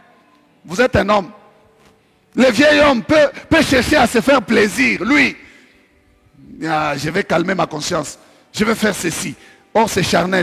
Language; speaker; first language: French; non-native, local second language; Swahili